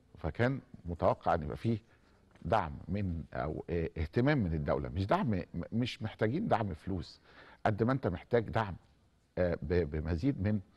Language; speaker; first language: Arabic; native; Arabic